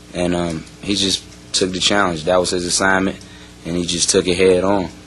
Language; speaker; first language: English; native; English